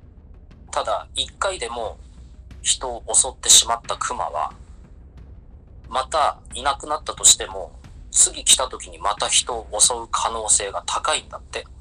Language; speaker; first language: Japanese; native; Japanese